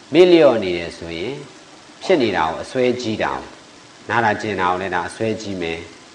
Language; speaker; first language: Burmese; native; Burmese